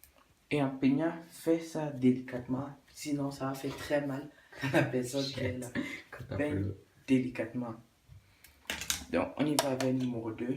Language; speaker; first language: French; non-native, local second language; English